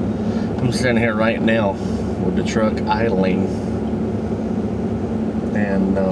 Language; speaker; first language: English; native; English